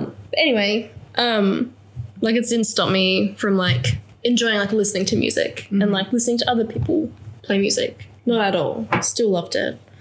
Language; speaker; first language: English; native; English